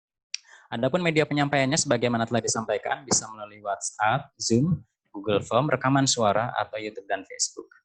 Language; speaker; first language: Indonesian; native; Indonesian